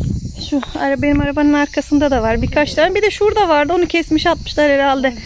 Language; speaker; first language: Turkish; native; Turkish